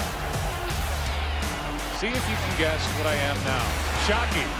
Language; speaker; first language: English; native; English